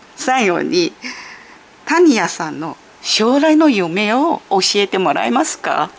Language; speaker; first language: Japanese; native; Japanese